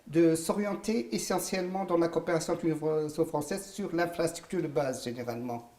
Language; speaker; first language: French; non-native, local second language; Arabic